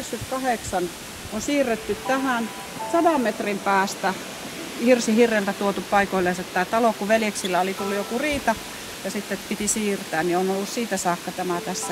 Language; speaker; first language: Finnish; native; Finnish